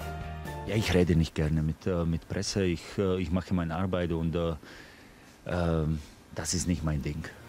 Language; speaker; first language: German; non-native, fluent; Slovak